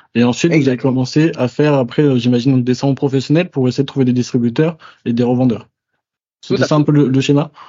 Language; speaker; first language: French; native; French